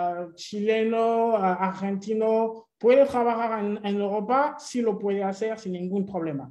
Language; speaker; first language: Spanish; non-native, fluent; French